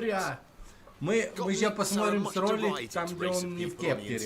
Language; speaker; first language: Russian; native; Russian